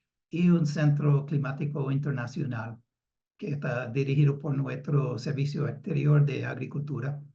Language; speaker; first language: Spanish; non-native, fluent; English